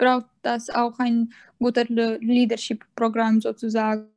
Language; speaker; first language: German; non-native, fluent; Romanian